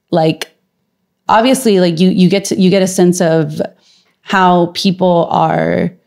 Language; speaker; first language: English; native; English